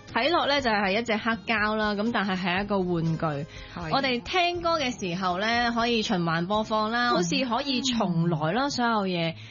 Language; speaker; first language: Cantonese; native; Cantonese